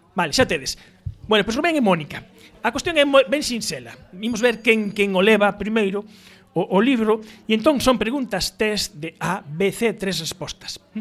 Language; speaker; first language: Galician; native; Galician